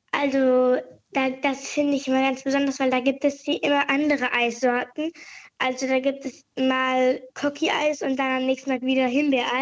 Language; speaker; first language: German; native; German